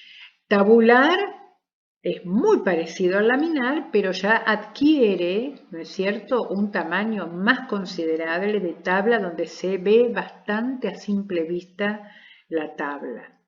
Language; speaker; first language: Spanish; native; Spanish